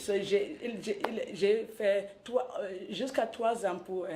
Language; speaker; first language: French; non-native, local second language; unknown